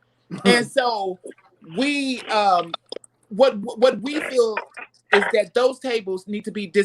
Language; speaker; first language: English; native; English